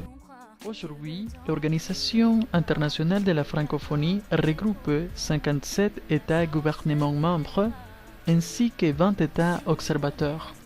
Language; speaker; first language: French; non-native, learner; Spanish